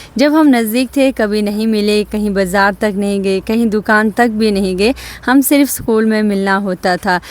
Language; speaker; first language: Hindi; early bilingual, other home language; Nepali